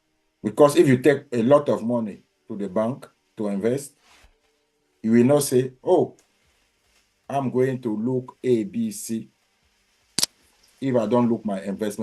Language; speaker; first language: English; non-native, learner; French